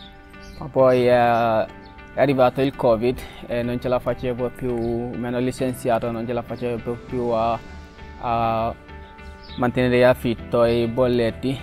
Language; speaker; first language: Italian; non-native, fluent; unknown